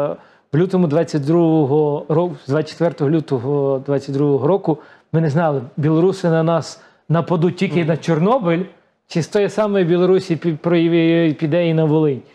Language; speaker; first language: Ukrainian; native; Ukrainian